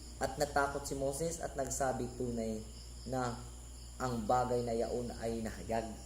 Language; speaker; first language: Filipino; non-native, local second language; Cebuano